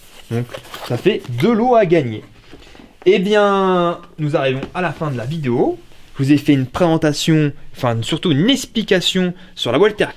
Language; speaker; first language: French; native; French